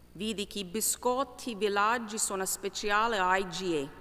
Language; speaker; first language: Italian; early bilingual, heritage; Italian